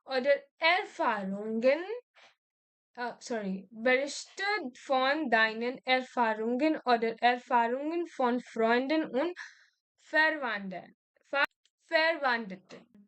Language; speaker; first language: German; non-native, learner; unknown